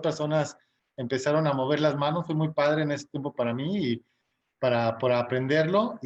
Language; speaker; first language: Spanish; native; Spanish